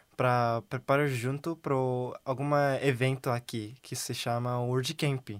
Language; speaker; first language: Portuguese; non-native, learner; Korean